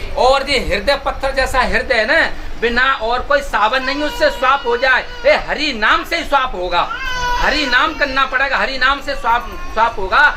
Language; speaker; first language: Hindi; native; Hindi